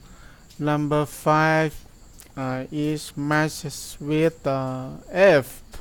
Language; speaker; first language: English; non-native, learner; Thai